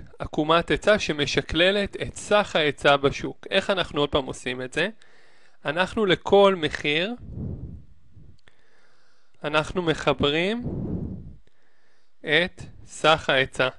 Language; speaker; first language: Hebrew; native; Hebrew